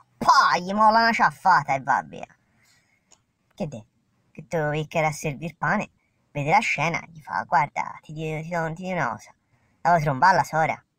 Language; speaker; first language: Italian; native; Italian